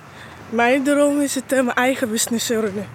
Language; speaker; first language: Dutch; non-native, fluent; Somali